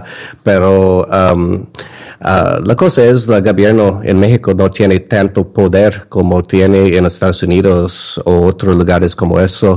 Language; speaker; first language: Spanish; non-native, learner; English